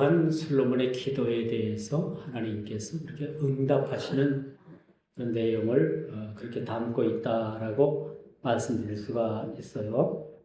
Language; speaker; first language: Korean; native; Korean